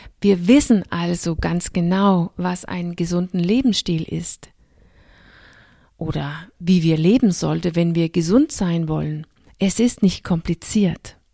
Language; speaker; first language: German; non-native, fluent; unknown